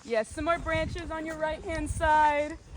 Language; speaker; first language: English; native; English